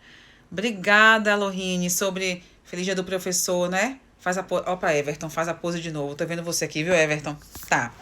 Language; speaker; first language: Portuguese; native; Portuguese